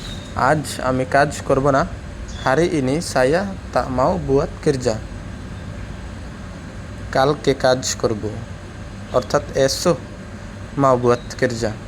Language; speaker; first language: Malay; non-native, fluent; Bangla